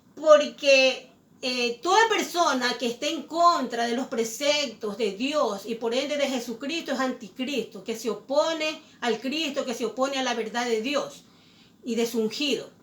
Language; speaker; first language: Spanish; native; Spanish